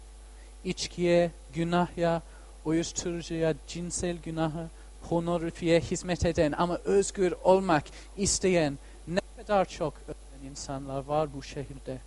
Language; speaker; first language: Turkish; non-native, fluent; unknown